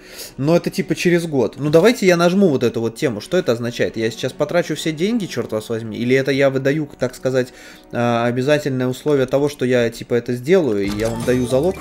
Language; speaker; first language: Russian; native; Russian